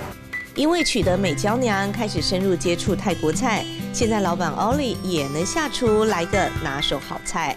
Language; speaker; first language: Chinese; native; Chinese